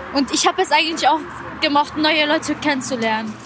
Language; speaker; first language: German; non-native, fluent; Italian